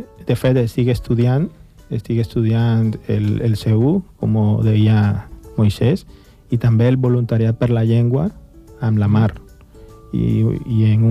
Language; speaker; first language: Catalan; non-native, fluent; Spanish